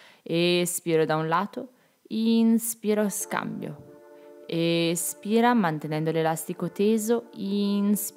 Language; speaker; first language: Italian; native; Italian